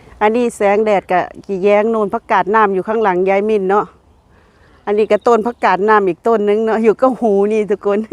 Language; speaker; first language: Thai; non-native, local second language; Lao